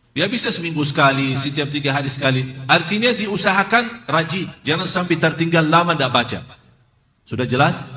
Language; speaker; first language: Indonesian; non-native, fluent; Arabic